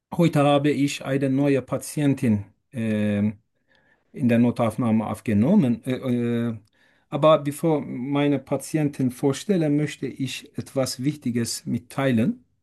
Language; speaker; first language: German; non-native, learner; Turkish